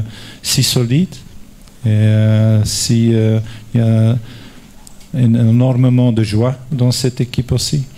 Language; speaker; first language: French; non-native, learner; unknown